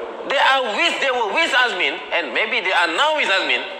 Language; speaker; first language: English; non-native, local second language; Malay